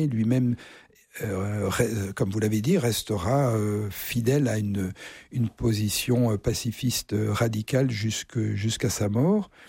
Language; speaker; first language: French; native; French